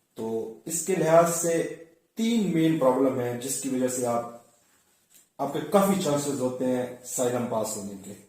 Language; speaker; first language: Urdu; non-native, local second language; Punjabi